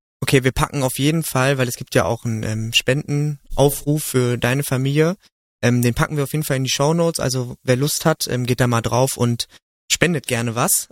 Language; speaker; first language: German; native; German